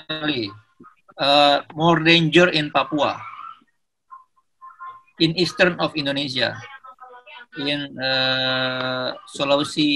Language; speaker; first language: English; non-native, learner; Indonesian